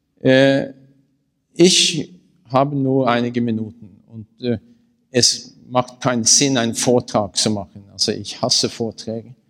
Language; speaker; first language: German; non-native, learner; Norwegian